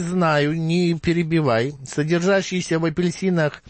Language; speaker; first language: Russian; native; Russian